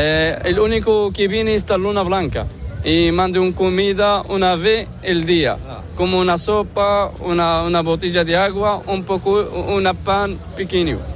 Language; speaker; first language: Spanish; non-native, learner; Arabic